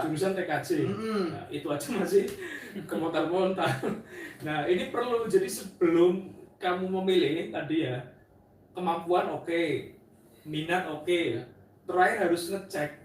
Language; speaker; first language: Indonesian; native; Indonesian